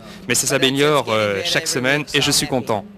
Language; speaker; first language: French; native; French